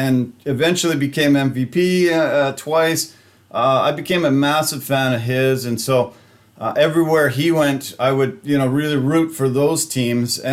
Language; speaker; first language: English; native; English